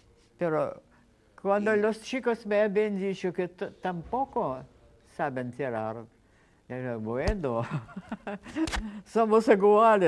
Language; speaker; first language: Spanish; non-native, fluent; Russian